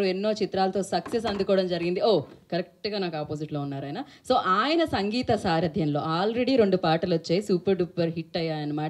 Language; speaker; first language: Telugu; native; Telugu